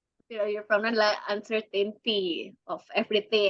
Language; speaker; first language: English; non-native, fluent; Indonesian